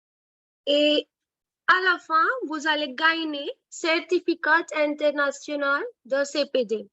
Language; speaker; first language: French; non-native, fluent; Hindi